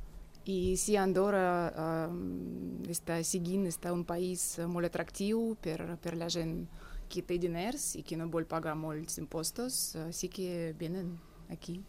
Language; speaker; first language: Catalan; non-native, fluent; Russian